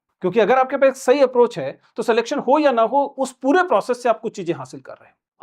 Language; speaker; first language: Hindi; native; Hindi